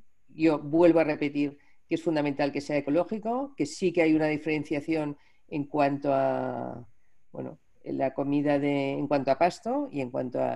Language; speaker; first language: Spanish; native; Spanish